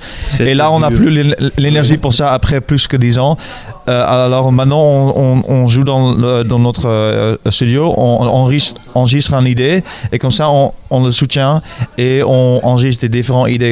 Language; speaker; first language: French; non-native, fluent; Dutch